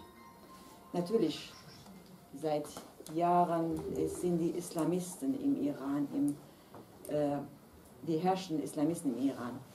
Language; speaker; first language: German; non-native, fluent; Kurdish